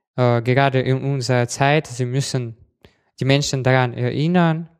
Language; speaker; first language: German; non-native, fluent; Russian